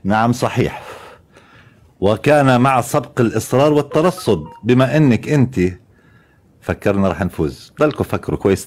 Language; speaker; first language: Arabic; native; Arabic